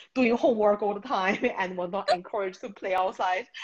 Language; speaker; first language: English; non-native, fluent; Chinese